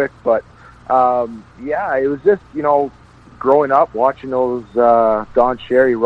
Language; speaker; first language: English; native; English